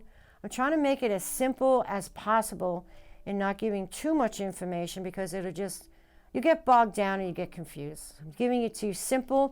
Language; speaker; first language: English; native; English